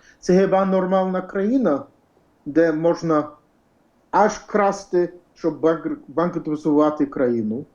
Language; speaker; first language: Ukrainian; early bilingual, heritage; Ukrainian